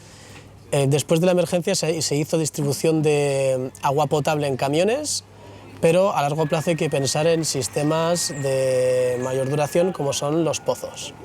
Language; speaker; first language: Spanish; native; Spanish